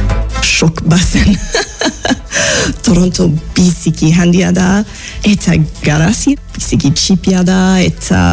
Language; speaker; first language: Basque; non-native, fluent; English